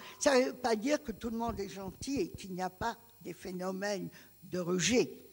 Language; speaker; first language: French; non-native, local second language; Greek